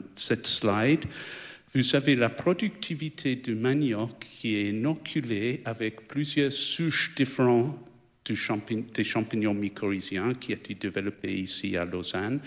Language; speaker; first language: French; non-native, fluent; English